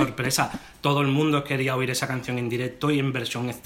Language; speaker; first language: Spanish; native; Spanish